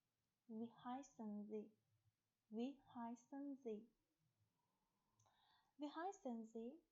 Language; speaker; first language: German; non-native, fluent; Persian